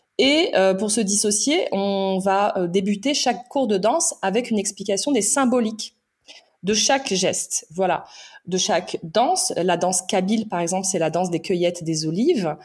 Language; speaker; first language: French; native; French